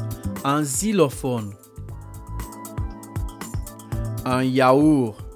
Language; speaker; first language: French; non-native, fluent; English